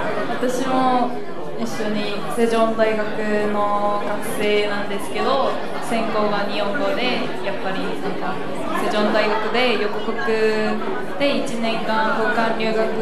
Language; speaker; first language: Japanese; non-native, fluent; Korean